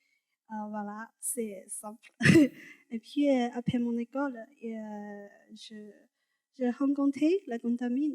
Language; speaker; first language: French; non-native, learner; Chinese